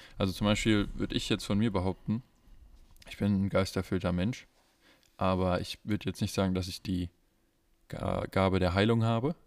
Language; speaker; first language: German; native; German